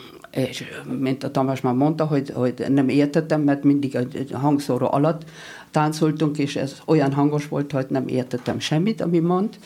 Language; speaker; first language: Hungarian; non-native, learner; German